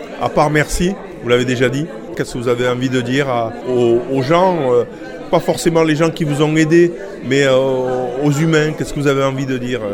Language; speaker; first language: French; native; French